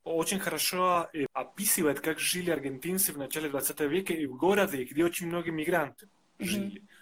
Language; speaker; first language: Russian; non-native, fluent; Spanish